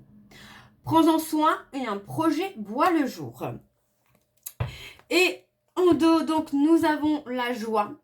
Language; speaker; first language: French; native; French